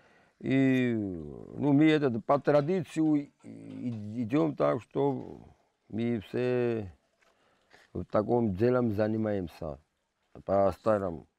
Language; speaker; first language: Russian; non-native, local second language; Georgian